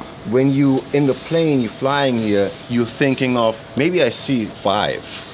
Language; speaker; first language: English; non-native, fluent; German